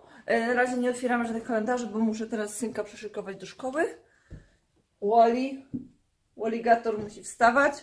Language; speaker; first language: Polish; native; Polish